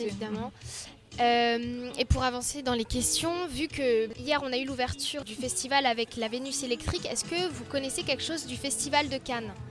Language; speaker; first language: French; native; French